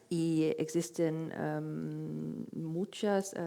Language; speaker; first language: Spanish; non-native, fluent; German